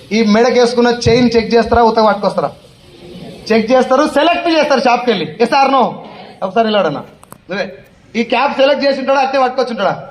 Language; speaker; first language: Telugu; native; Telugu